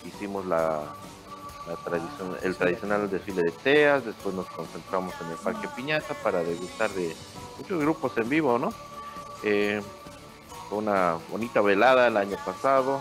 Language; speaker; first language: Spanish; native; Spanish